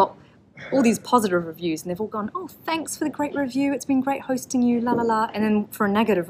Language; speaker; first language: English; native; English